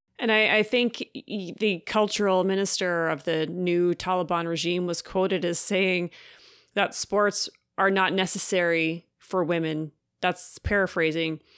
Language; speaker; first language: English; native; English